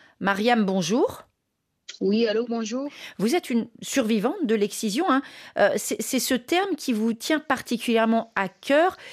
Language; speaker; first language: French; native; French